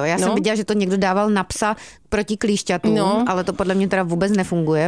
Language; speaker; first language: Czech; native; Czech